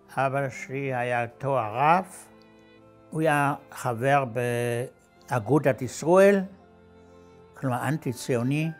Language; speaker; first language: Hebrew; non-native, fluent; German